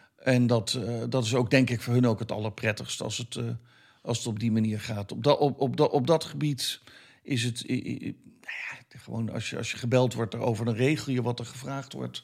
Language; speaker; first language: Dutch; native; Dutch